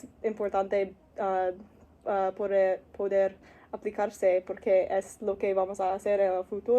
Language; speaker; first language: Spanish; non-native, learner; English